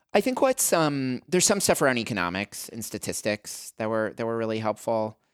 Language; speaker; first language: English; native; English